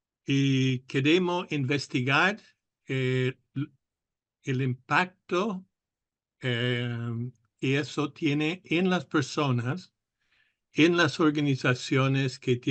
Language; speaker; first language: Spanish; non-native, fluent; English